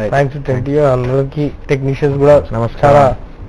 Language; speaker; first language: Telugu; non-native, local second language; Urdu